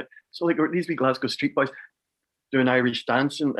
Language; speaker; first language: English; native; English